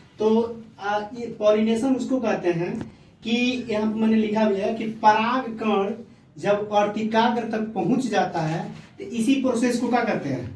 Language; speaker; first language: Hindi; native; Hindi